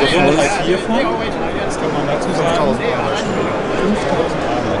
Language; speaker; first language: German; native; German